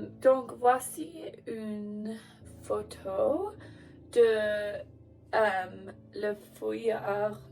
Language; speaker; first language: French; non-native, learner; English